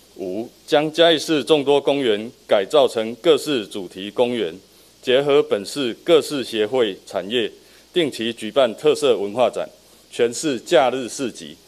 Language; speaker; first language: Chinese; native; Chinese